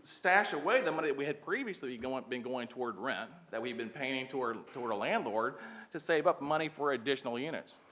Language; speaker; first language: English; native; English